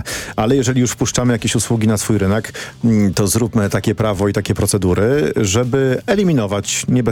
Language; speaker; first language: Polish; native; Polish